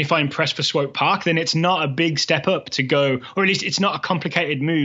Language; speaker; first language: English; native; English